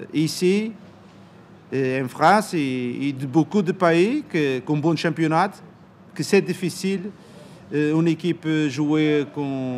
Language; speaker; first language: French; non-native, learner; Portuguese